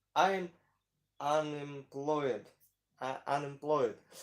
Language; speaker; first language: English; non-native, learner; Ukrainian